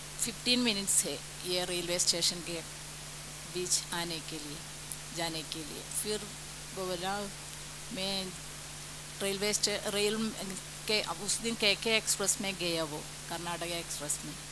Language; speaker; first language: Hindi; non-native, local second language; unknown